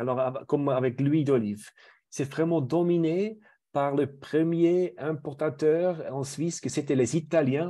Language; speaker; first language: French; non-native, fluent; German